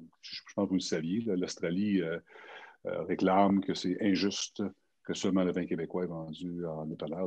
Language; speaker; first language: French; native; French